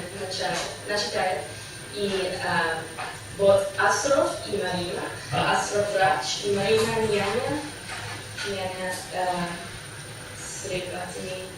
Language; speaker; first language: Russian; non-native, learner; English